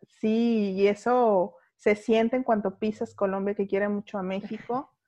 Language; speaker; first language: Spanish; native; Spanish